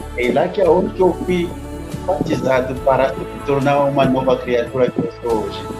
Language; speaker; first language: Portuguese; non-native, learner; French